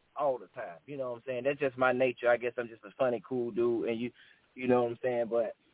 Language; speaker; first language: English; native; English